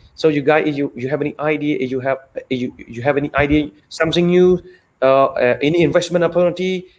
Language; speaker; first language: English; non-native, fluent; Khmer